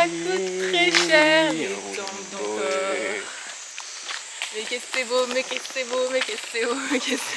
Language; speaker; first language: French; native; French